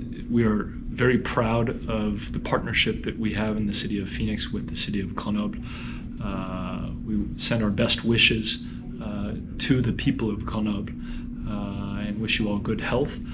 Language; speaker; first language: English; native; English